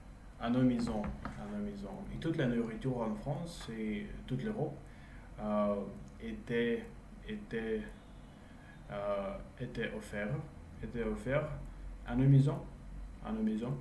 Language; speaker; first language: French; non-native, learner; English